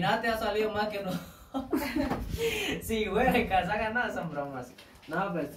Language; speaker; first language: Spanish; native; Spanish